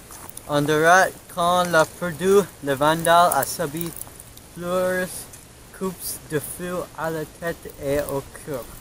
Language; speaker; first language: French; non-native, learner; English